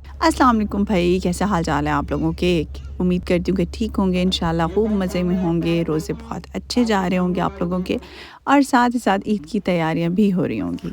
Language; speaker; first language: Urdu; native; Urdu